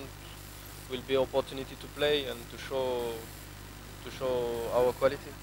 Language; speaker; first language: English; non-native, learner; French